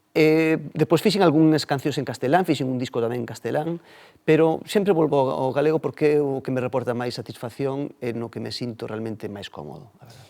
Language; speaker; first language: Galician; native; Galician